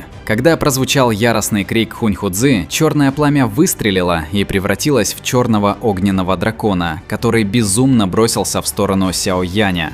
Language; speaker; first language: Russian; native; Russian